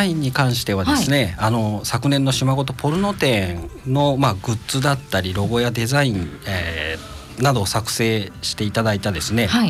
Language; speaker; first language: Japanese; native; Japanese